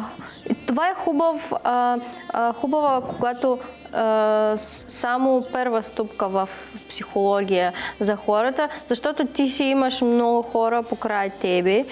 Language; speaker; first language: Bulgarian; non-native, learner; Russian